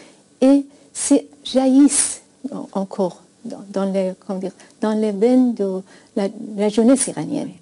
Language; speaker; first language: French; non-native, fluent; Persian